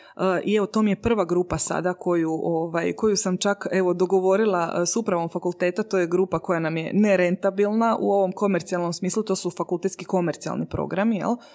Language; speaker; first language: Croatian; native; Croatian